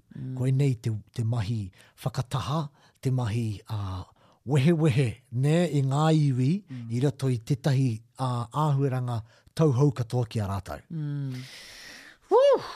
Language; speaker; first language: Māori; non-native, local second language; English